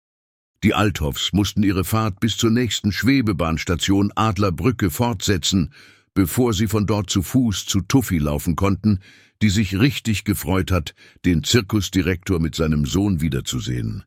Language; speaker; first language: German; native; German